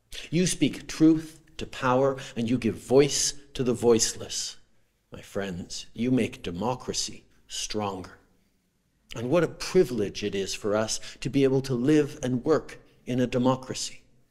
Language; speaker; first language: English; early bilingual, other home language; French